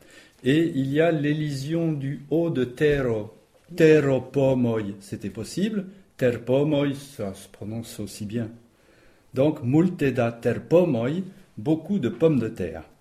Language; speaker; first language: French; native; French